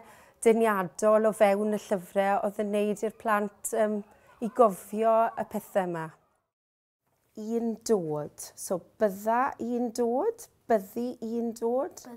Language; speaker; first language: Welsh; native; Welsh